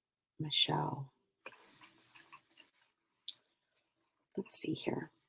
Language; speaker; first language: English; native; English